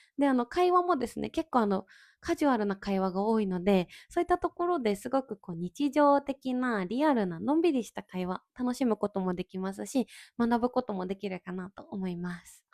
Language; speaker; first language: Japanese; native; Japanese